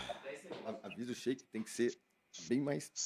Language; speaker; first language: Portuguese; native; Portuguese